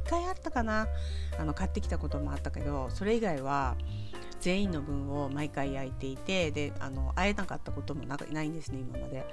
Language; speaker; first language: Japanese; native; Japanese